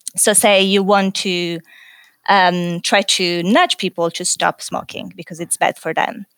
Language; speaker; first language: English; non-native, fluent; Italian